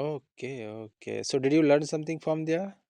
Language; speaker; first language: English; non-native, learner; Hindi